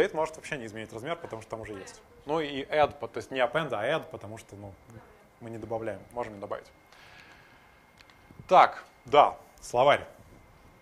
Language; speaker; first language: Russian; native; Russian